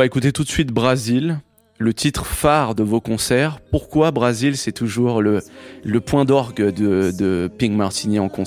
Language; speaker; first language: French; native; French